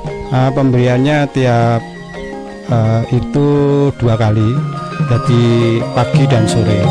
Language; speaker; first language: Indonesian; non-native, local second language; Javanese